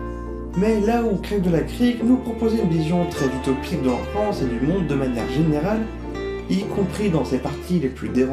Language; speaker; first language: French; native; French